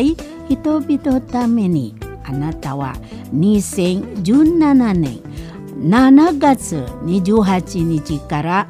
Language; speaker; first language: Japanese; non-native, learner; Indonesian